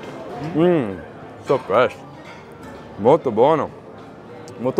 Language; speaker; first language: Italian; non-native, learner; English